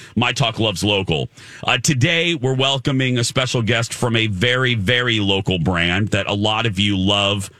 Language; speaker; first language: English; native; English